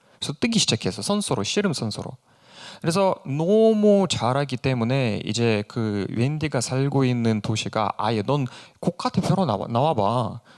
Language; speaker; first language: Korean; non-native, fluent; Russian